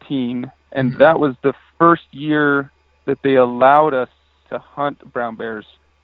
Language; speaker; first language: English; native; English